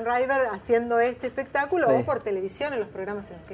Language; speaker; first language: Spanish; native; Spanish